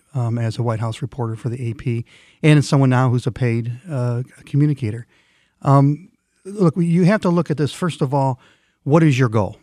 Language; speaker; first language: English; non-native, fluent; Swedish